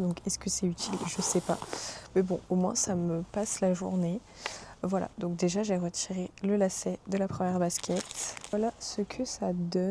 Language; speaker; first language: French; native; French